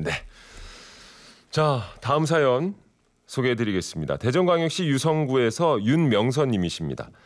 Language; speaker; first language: Korean; native; Korean